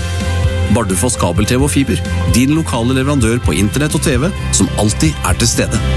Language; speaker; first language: Norwegian; native; Norwegian